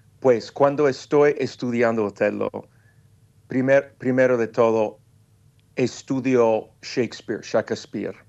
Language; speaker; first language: Spanish; non-native, fluent; English